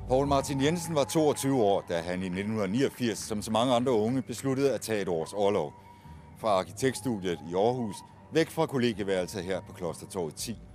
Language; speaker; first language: Danish; native; Danish